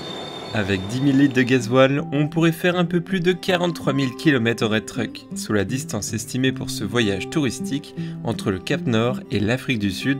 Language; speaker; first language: French; native; French